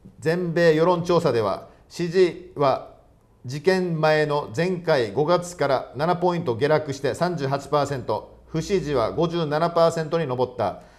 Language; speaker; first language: Japanese; native; Japanese